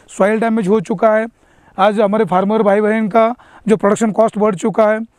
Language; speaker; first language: Hindi; non-native, local second language; Marathi